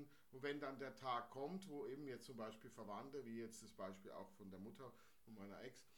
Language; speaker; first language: German; native; German